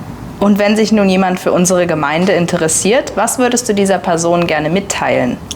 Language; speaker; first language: German; non-native, fluent; Korean